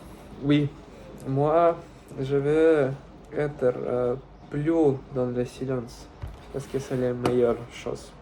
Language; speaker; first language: French; non-native, learner; Russian